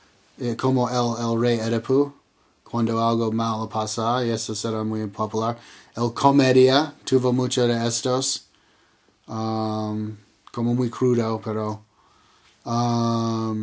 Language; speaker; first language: Spanish; non-native, learner; English